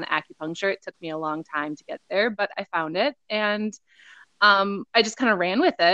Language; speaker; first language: English; native; English